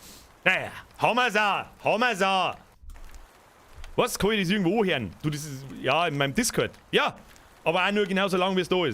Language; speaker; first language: German; native; German